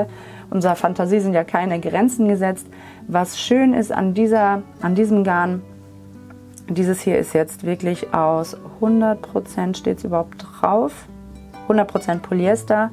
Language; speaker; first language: German; native; German